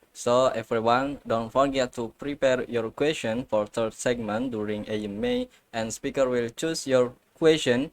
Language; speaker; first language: English; non-native, learner; Indonesian